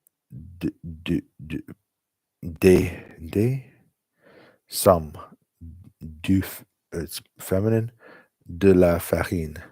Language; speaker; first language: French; non-native, learner; English